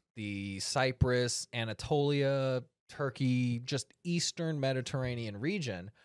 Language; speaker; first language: English; native; English